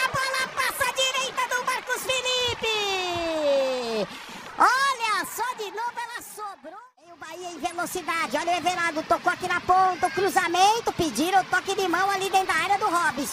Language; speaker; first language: Portuguese; native; Portuguese